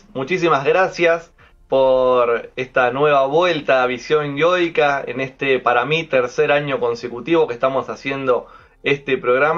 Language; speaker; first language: Spanish; native; Spanish